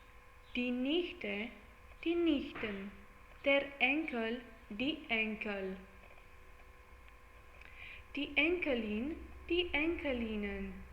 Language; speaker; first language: German; non-native, learner; English